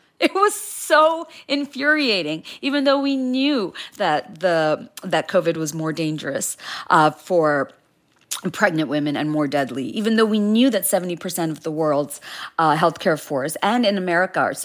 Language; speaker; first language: English; non-native, local second language; Bangla